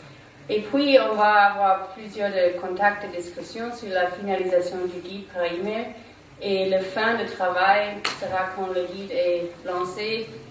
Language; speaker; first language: French; non-native, learner; German